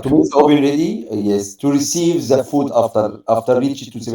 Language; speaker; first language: English; non-native, learner; Arabic